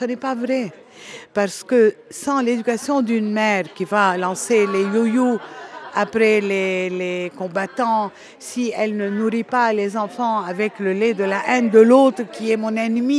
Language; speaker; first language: French; non-native, local second language; Arabic